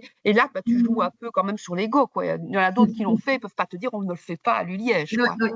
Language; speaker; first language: French; native; French